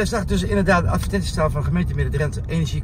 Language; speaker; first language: Dutch; native; Dutch